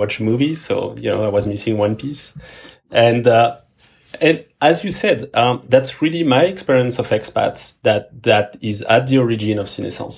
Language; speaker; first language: English; non-native, fluent; French